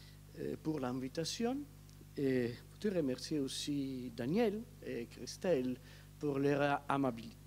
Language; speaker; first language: French; non-native, learner; Italian